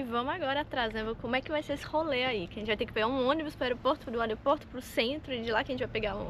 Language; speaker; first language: Portuguese; native; Portuguese